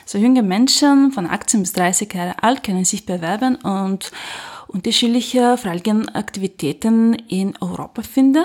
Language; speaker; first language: German; non-native, fluent; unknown